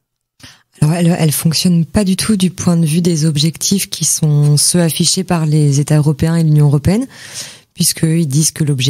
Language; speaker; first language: French; native; French